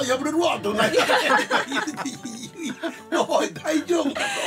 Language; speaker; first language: Japanese; native; Japanese